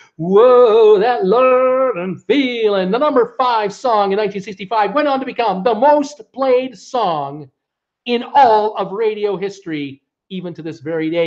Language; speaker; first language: English; native; English